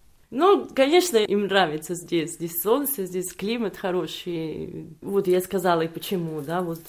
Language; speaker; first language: Russian; non-native, fluent; Catalan